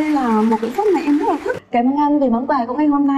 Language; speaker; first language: Vietnamese; native; Vietnamese